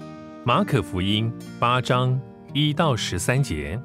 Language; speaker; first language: Chinese; native; Chinese